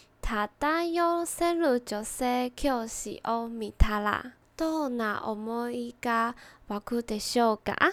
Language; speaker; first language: Japanese; non-native, learner; Chinese